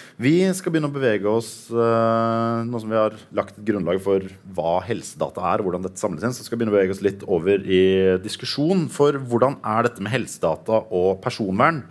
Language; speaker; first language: Norwegian; native; Norwegian